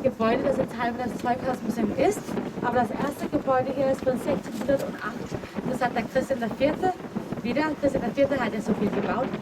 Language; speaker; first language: German; non-native, fluent; Danish